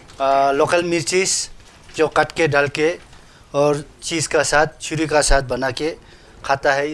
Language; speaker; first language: Hindi; non-native, local second language; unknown